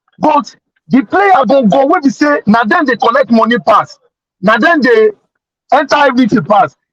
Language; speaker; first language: Nigerian Pidgin; native; Nigerian Pidgin